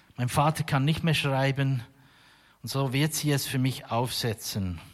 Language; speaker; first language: German; native; German